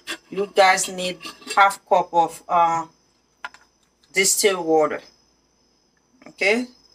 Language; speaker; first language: English; non-native, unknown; Haitian Creole